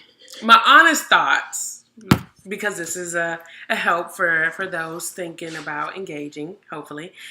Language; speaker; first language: English; native; English